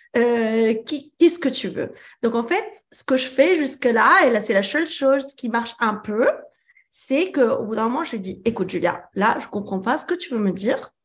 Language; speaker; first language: French; early bilingual, other home language; Italian